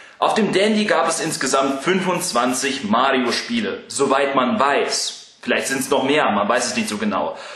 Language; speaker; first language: German; early bilingual, other home language; Russian